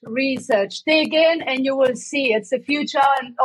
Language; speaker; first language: English; non-native, fluent; German